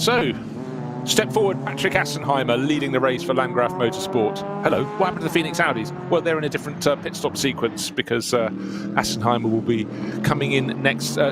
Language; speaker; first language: English; native; English